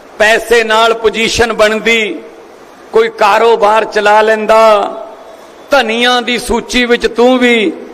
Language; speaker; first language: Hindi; non-native, local second language; Punjabi